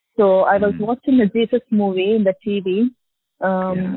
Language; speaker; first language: English; non-native, local second language; Telugu